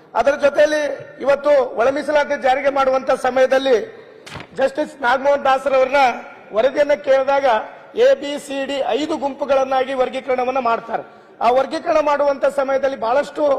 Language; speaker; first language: Kannada; non-native, local second language; Lambadi